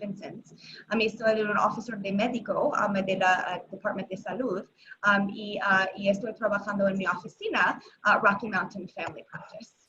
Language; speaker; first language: Spanish; non-native, learner; English